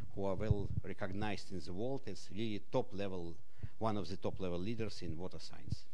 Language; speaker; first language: English; non-native, fluent; Russian